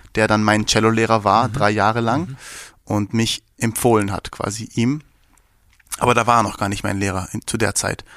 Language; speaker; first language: German; early bilingual, other home language; Persian